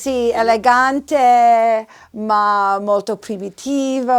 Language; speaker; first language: Italian; non-native, learner; English